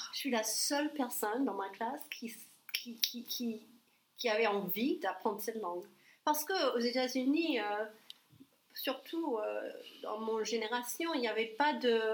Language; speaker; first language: French; non-native, fluent; English